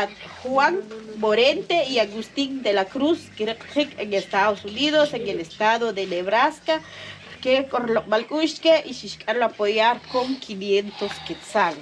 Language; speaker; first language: Spanish; non-native, local second language; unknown